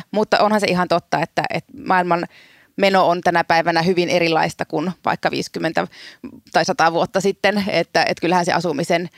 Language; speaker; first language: Finnish; native; Finnish